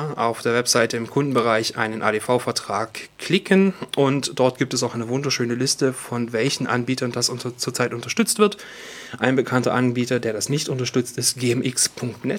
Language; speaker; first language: German; native; German